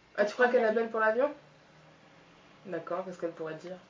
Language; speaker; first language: French; native; French